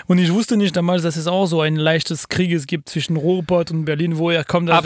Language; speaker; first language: German; non-native, fluent; French